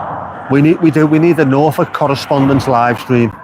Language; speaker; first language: English; native; English